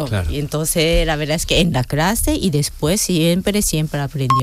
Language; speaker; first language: Spanish; non-native, fluent; Japanese